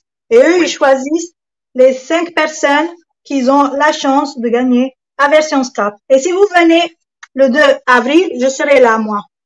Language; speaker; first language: French; non-native, fluent; Italian